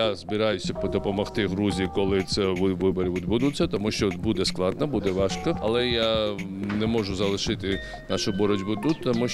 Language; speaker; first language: Ukrainian; non-native, learner; Georgian